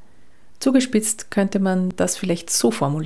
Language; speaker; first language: German; native; German